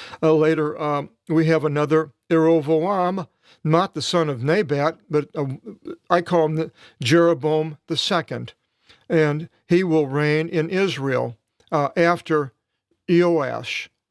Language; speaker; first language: English; native; English